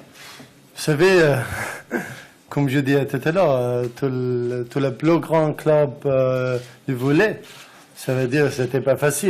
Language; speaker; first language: French; non-native, learner; Arabic